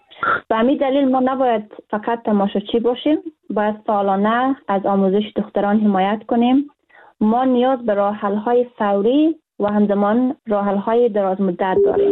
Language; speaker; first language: Persian; native; Persian